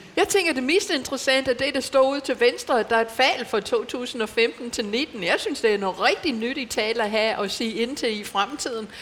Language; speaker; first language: Danish; non-native, fluent; English